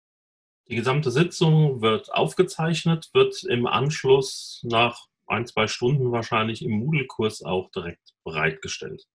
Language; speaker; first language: German; native; German